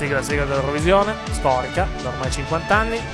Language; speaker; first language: Italian; native; Italian